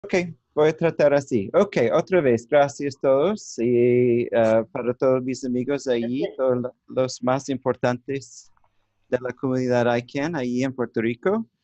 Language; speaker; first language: Spanish; non-native, learner; English